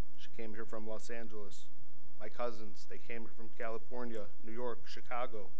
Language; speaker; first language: English; native; English